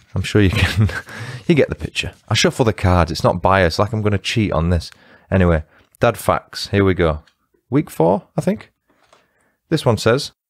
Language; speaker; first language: English; native; English